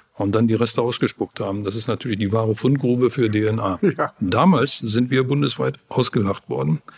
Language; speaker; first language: German; native; German